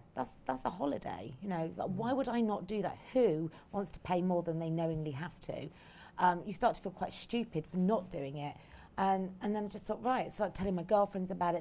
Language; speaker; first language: English; native; English